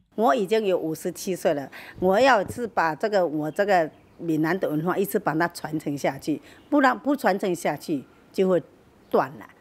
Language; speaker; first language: Chinese; native; Chinese